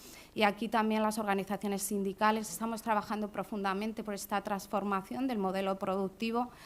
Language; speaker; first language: Spanish; native; Spanish